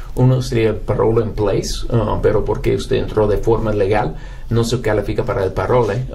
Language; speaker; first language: Spanish; non-native, fluent; English